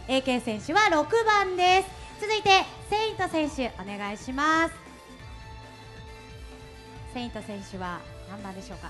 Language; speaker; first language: Japanese; native; Japanese